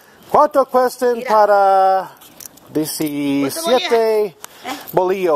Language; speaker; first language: Spanish; non-native, learner; English